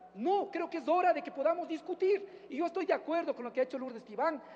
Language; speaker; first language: Spanish; native; Spanish